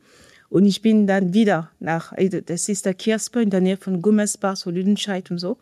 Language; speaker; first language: German; non-native, fluent; French